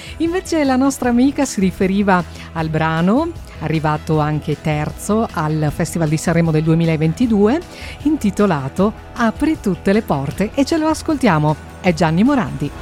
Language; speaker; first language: Italian; native; Italian